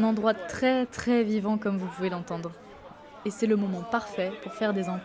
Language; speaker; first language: French; native; French